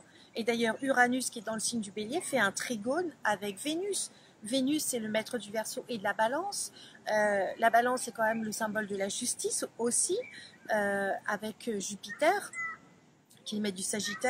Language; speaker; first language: French; native; French